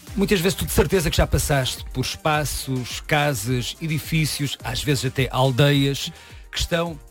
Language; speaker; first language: Portuguese; native; Portuguese